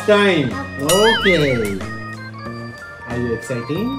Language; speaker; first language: English; non-native, local second language; Filipino